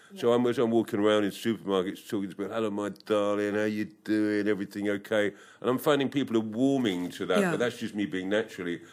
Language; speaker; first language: English; native; English